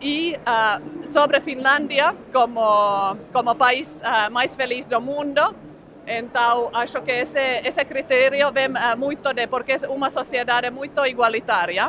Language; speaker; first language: Portuguese; non-native, fluent; Finnish